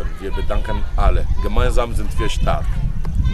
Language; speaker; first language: German; non-native, learner; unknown